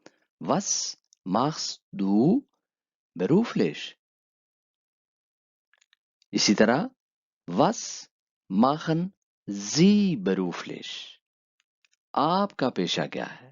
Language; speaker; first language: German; non-native, fluent; Urdu